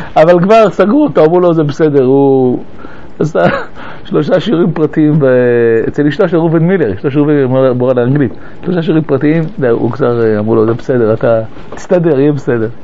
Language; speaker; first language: Hebrew; early bilingual, other home language; French